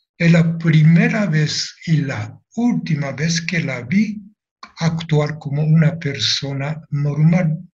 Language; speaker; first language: Spanish; non-native, fluent; Japanese